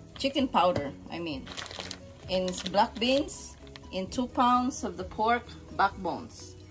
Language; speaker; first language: English; non-native, local second language; Filipino